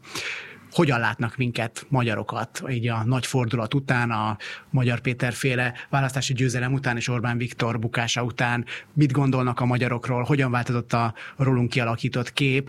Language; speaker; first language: Hungarian; native; Hungarian